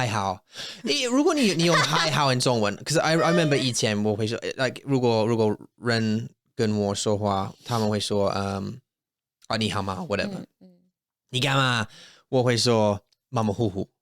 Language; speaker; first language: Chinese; non-native, learner; English